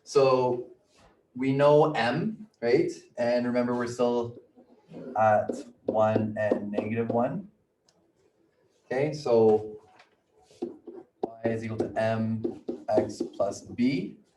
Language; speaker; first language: English; native; English